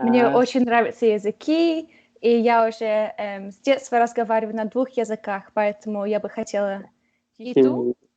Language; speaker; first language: Russian; early bilingual, heritage; Russian